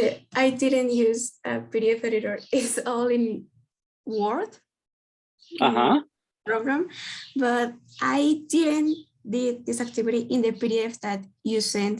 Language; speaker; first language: English; non-native, learner; Spanish